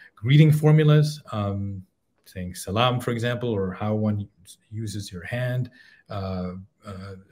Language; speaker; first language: English; native; English